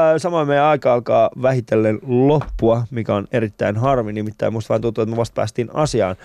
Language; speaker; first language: Finnish; early bilingual, other home language; Persian